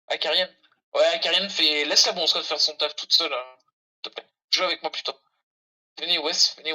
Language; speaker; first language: French; native; French